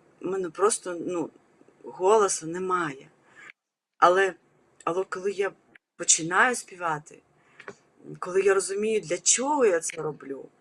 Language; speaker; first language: Ukrainian; non-native, local second language; Russian